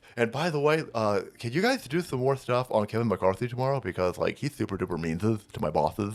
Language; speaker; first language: English; native; English